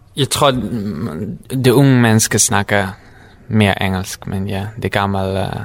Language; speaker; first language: Danish; non-native, learner; Dutch